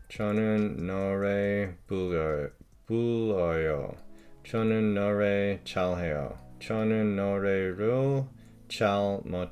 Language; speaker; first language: Korean; non-native, learner; English